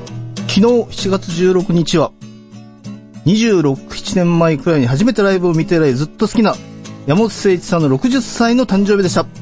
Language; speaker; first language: Japanese; native; Japanese